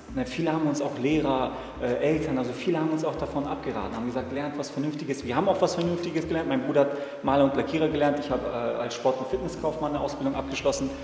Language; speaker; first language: German; early bilingual, other home language; Serbian